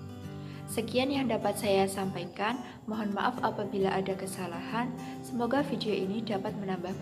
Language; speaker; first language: Indonesian; native; Indonesian